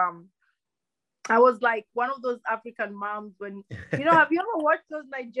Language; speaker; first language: English; non-native, local second language; Luyia